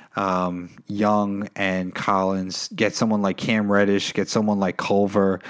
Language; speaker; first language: English; native; English